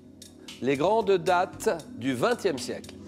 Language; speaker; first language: French; native; French